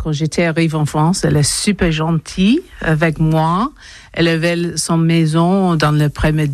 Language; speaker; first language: French; non-native, learner; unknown